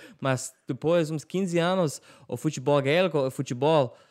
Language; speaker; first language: Portuguese; non-native, learner; English